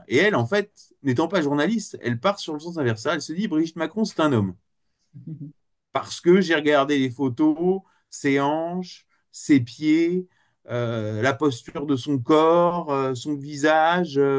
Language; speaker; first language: French; native; French